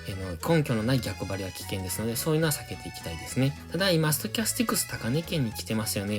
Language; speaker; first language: Japanese; native; Japanese